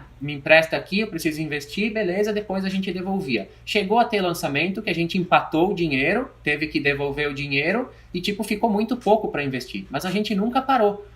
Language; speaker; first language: Portuguese; native; Portuguese